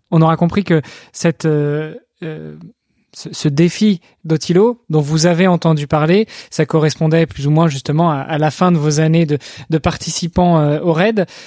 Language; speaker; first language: French; native; French